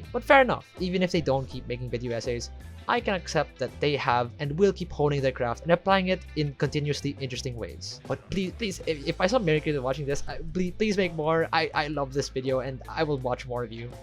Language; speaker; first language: English; native; English